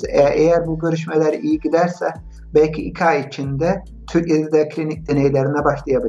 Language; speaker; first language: Turkish; early bilingual, heritage; Turkish